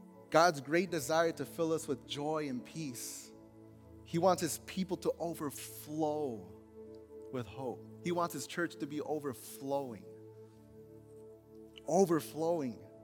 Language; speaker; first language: English; early bilingual, other home language; Spanish